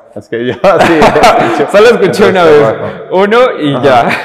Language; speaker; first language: Spanish; native; Spanish